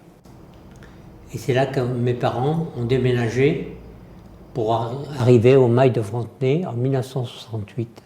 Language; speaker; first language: French; native; French